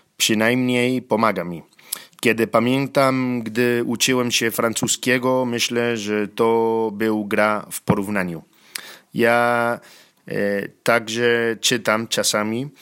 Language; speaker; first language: Polish; non-native, learner; Spanish